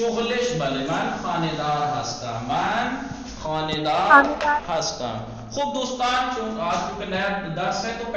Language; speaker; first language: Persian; non-native, fluent; Urdu